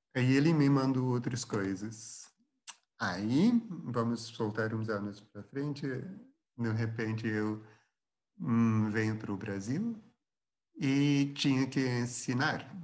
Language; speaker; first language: Portuguese; non-native, fluent; Dutch